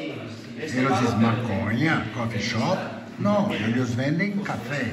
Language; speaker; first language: Spanish; non-native, learner; Portuguese